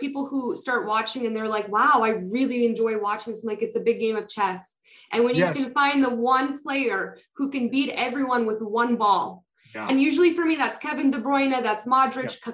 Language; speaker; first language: English; non-native, fluent; Polish